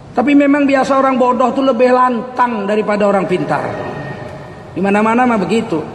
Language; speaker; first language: Indonesian; native; Indonesian